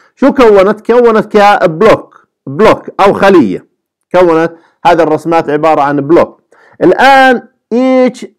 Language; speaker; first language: Arabic; native; Arabic